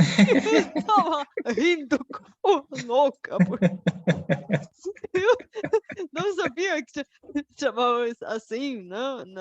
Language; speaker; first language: Portuguese; non-native, fluent; Bulgarian